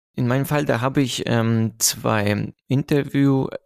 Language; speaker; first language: German; non-native, fluent; Russian